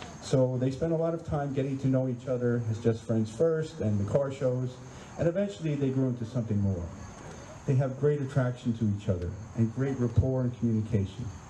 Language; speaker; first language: English; native; English